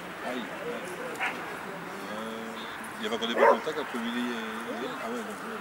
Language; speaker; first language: French; native; French